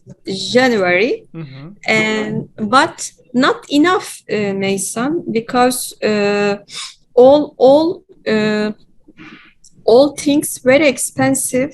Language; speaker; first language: English; non-native, learner; Turkish